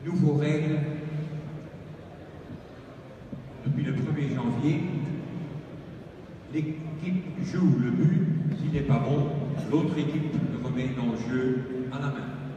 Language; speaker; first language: French; non-native, local second language; Dutch